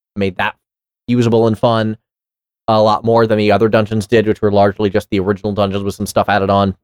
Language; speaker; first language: English; native; English